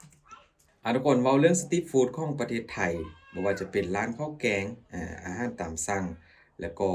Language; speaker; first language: Thai; non-native, local second language; Northeastern Thai